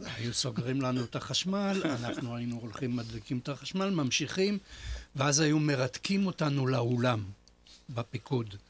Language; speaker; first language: Hebrew; non-native, fluent; Polish